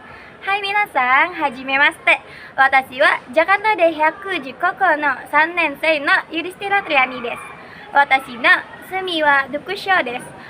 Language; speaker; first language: Japanese; non-native, learner; Indonesian